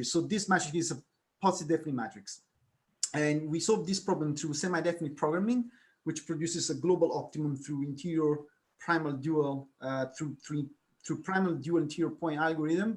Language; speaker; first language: English; non-native, fluent; Italian